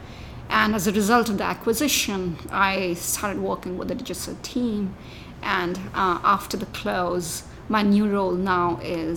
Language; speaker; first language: English; non-native, local second language; Hindi